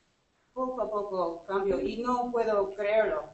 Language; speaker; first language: Spanish; non-native, learner; English